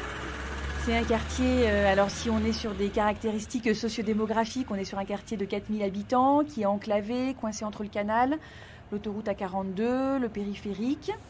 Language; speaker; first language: French; native; French